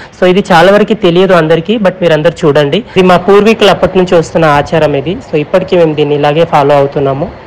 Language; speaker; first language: Telugu; non-native, local second language; Lambadi